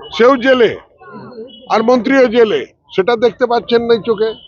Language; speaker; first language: Bangla; early bilingual, other home language; Punjabi